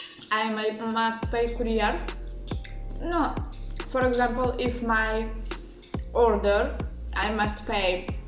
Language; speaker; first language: English; non-native, learner; Russian